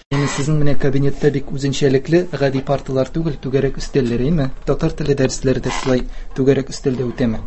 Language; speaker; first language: Tatar; native; Tatar